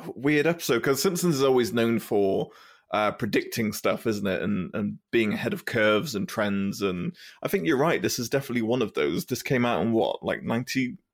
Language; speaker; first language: English; native; English